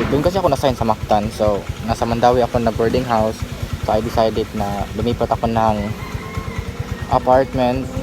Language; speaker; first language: Filipino; non-native, local second language; Cebuano